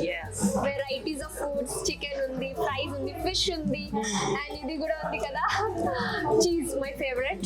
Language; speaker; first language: Telugu; non-native, learner; Hindi